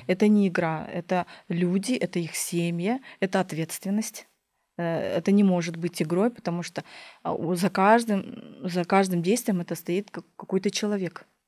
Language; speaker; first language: Russian; native; Russian